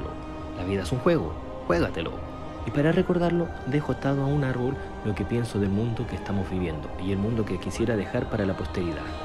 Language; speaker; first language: Spanish; native; Spanish